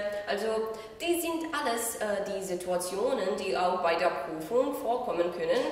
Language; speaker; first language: German; non-native, fluent; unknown